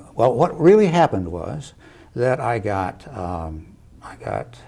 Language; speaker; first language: English; native; English